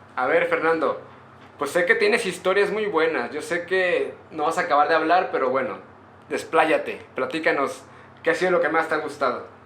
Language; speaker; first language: Spanish; native; Spanish